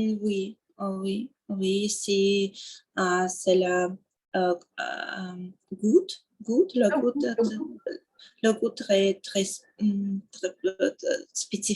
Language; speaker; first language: French; non-native, learner; Russian